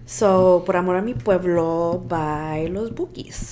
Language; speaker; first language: Spanish; early bilingual, heritage; English